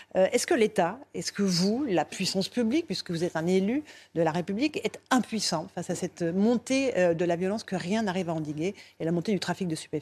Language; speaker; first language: French; native; French